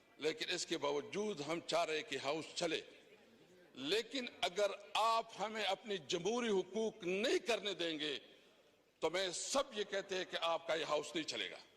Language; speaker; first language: Urdu; non-native, local second language; Pashto